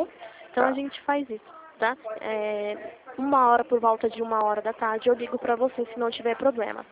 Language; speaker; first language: Portuguese; native; Portuguese